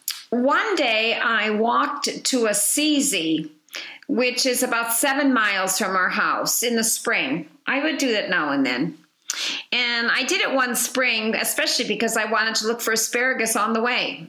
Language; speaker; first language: English; native; English